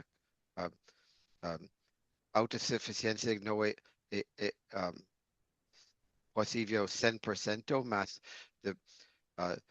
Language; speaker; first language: Portuguese; non-native, learner; English